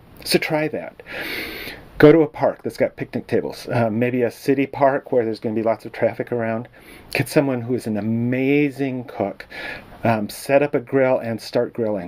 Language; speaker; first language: English; native; English